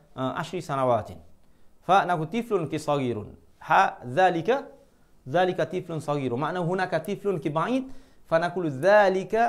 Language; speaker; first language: Arabic; non-native, fluent; Malay